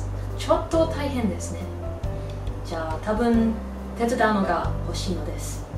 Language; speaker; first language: Japanese; non-native, learner; English